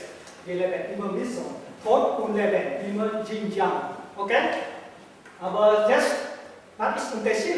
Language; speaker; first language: German; non-native, learner; Vietnamese